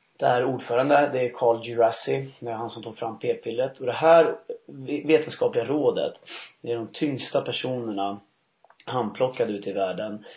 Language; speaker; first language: Swedish; early bilingual, heritage; Swedish